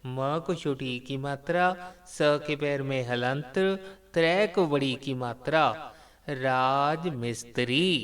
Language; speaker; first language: Hindi; non-native, local second language; Punjabi